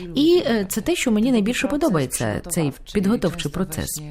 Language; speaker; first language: Ukrainian; non-native, fluent; Lithuanian